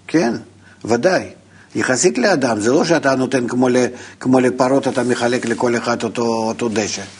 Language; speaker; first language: Hebrew; non-native, fluent; Russian